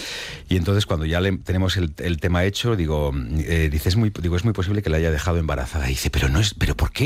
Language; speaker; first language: Spanish; native; Spanish